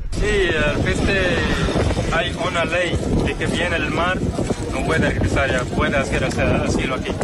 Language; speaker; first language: Spanish; non-native, learner; Arabic